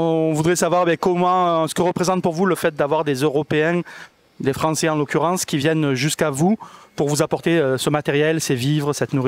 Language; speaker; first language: French; native; French